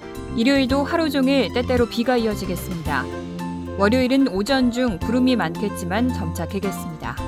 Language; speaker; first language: Korean; native; Korean